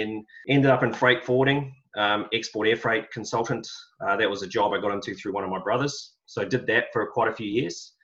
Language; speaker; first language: English; native; English